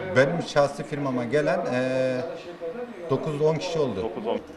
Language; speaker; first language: Turkish; non-native, fluent; Persian